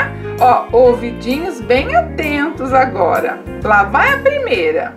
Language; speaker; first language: Portuguese; native; Portuguese